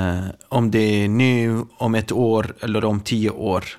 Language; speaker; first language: Swedish; non-native, fluent; Kurdish